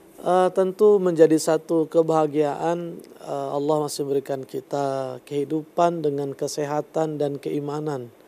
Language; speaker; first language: Indonesian; native; Indonesian